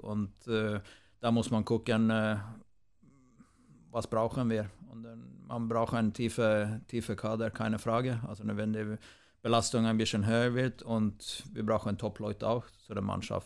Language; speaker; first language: German; non-native, fluent; Swedish